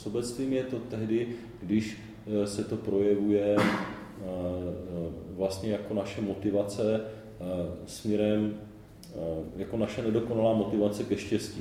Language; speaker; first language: Czech; native; Czech